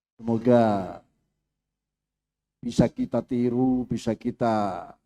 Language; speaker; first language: Indonesian; native; Indonesian